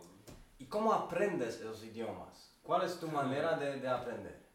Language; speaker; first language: Spanish; non-native, fluent; Polish